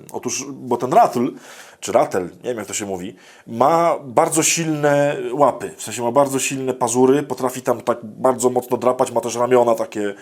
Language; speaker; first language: Polish; native; Polish